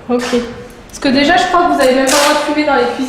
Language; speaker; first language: French; native; French